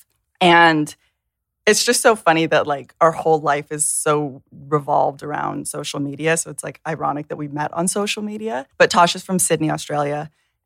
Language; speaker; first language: English; native; English